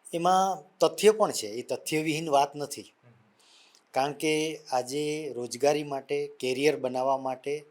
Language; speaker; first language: Gujarati; non-native, local second language; Vasavi